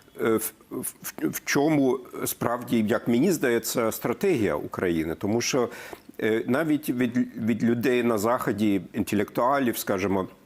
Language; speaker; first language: Ukrainian; non-native, fluent; German